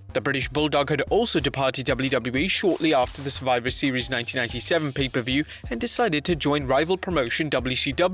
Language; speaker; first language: English; native; English